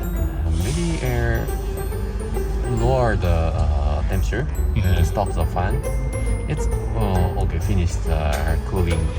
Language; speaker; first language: English; non-native, learner; Japanese